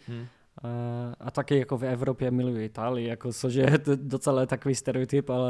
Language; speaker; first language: Czech; non-native, learner; English